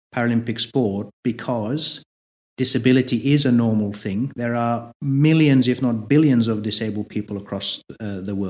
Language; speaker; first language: English; native; English